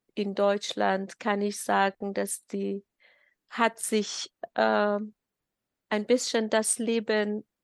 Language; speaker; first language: German; non-native, fluent; Persian